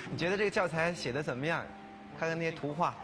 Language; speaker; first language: Chinese; native; Chinese